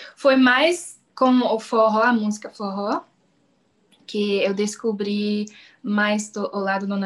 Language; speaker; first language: Portuguese; non-native, fluent; English